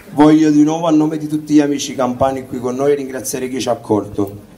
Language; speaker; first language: Italian; native; Italian